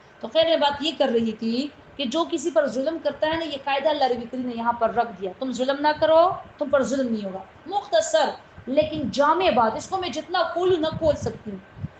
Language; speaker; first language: Urdu; non-native, local second language; Pashto